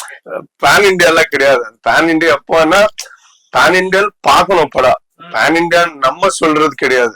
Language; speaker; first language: Tamil; non-native, learner; Tulu